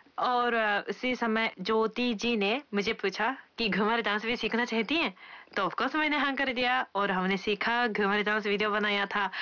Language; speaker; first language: Hindi; non-native, fluent; Japanese